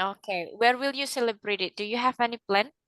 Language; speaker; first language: English; non-native, fluent; Indonesian